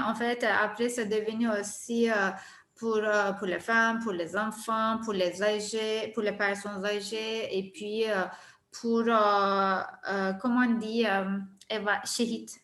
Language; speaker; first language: French; non-native, fluent; Turkish